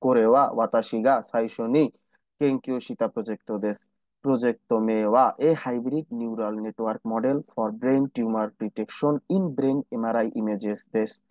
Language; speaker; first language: Japanese; non-native, learner; Bangla